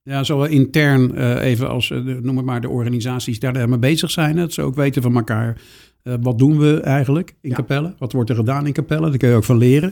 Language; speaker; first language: Dutch; native; Dutch